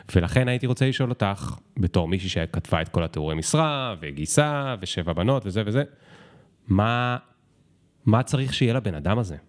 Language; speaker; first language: Hebrew; native; Hebrew